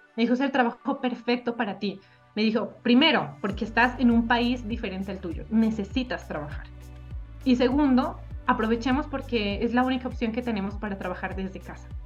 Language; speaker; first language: Spanish; native; Spanish